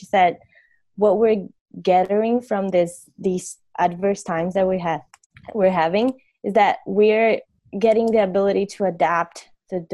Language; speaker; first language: English; non-native, fluent; Portuguese